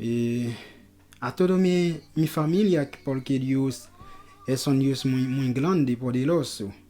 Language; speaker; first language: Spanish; non-native, local second language; Haitian Creole